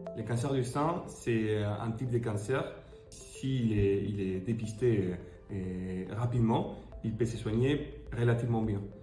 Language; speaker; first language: French; non-native, fluent; Spanish